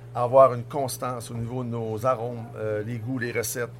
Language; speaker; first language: French; native; French